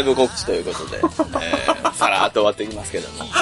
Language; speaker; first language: Japanese; native; Japanese